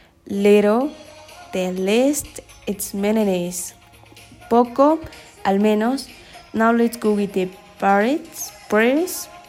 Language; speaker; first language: English; non-native, learner; Spanish